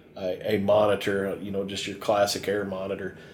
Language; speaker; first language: English; native; English